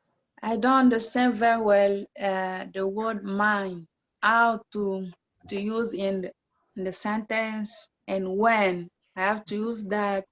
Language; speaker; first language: English; non-native, learner; French